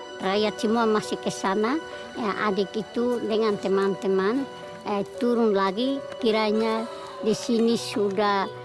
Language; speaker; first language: Indonesian; non-native, local second language; Tetum